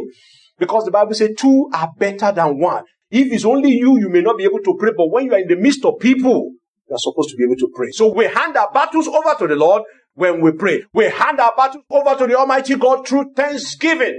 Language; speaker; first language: English; non-native, local second language; Yoruba